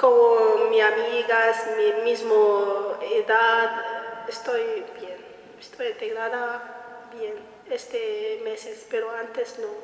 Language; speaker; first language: Spanish; non-native, learner; Arabic